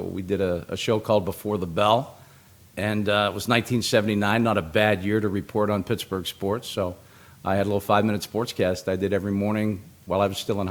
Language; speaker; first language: English; native; English